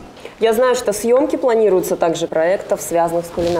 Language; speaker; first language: Russian; native; Russian